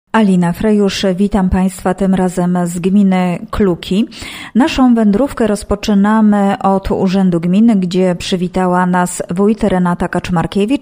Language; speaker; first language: Polish; native; Polish